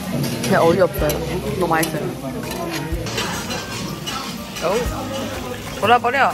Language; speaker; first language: Korean; non-native, fluent; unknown